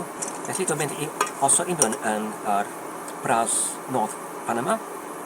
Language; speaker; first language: Welsh; non-native, learner; English